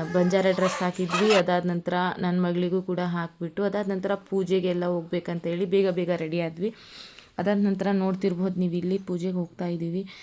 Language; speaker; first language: Kannada; non-native, local second language; Lambadi